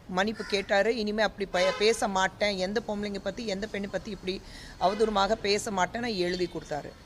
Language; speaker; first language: Tamil; non-native, fluent; Hindi